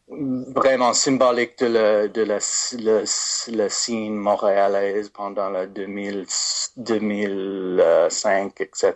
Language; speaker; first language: French; non-native, fluent; English